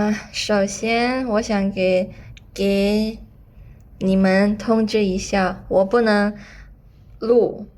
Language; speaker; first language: Chinese; non-native, fluent; Indonesian